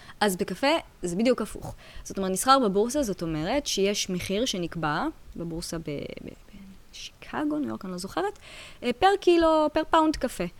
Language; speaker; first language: Hebrew; native; Hebrew